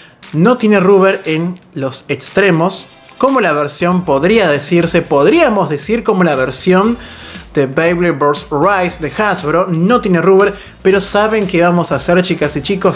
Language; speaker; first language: Spanish; native; Spanish